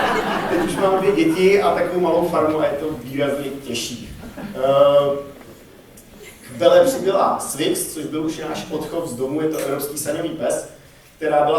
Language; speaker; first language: Czech; native; Czech